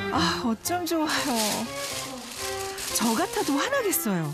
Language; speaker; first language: Korean; native; Korean